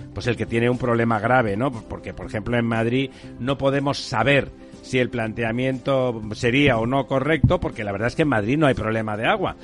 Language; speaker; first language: Spanish; native; Spanish